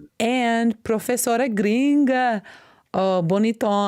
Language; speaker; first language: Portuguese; non-native, learner; English